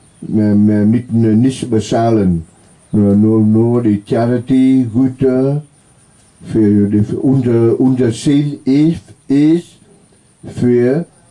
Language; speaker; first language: German; non-native, learner; Vietnamese